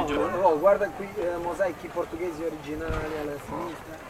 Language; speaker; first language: Italian; non-native, learner; Portuguese